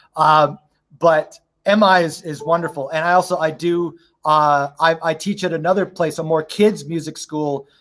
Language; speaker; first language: English; native; English